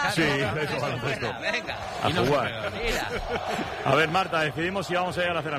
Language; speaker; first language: Spanish; native; Spanish